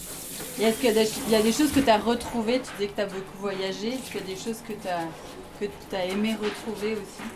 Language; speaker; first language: French; native; French